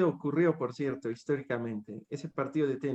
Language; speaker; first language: Spanish; native; Spanish